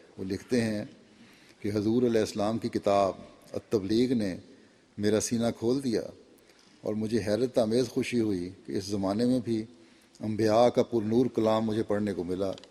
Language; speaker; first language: Urdu; native; Urdu